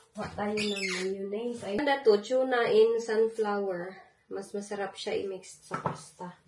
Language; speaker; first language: Filipino; non-native, local second language; Hiligaynon